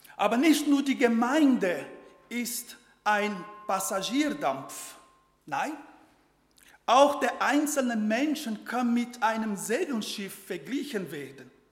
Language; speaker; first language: German; non-native, fluent; Portuguese